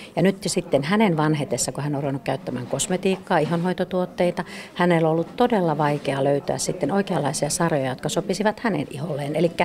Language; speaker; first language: Finnish; native; Finnish